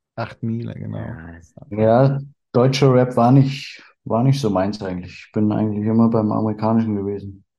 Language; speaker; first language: German; native; German